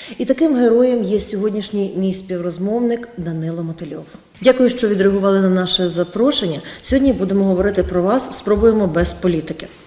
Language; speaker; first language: Ukrainian; native; Ukrainian